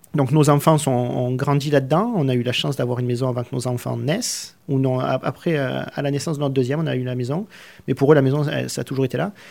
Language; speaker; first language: French; native; French